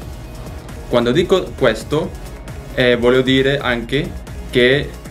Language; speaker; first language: Italian; non-native, learner; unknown